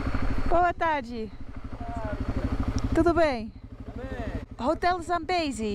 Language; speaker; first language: Portuguese; non-native, learner; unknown